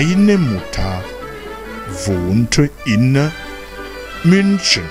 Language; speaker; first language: German; non-native, learner; Rundi